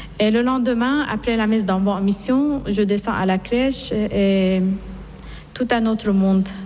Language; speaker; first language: French; non-native, fluent; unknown